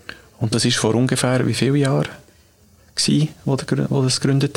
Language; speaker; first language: German; native; German